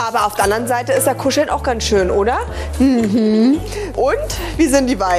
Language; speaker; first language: German; native; German